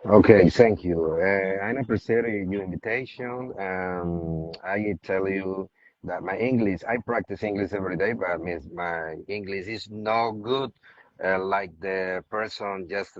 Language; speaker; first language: English; non-native, learner; Spanish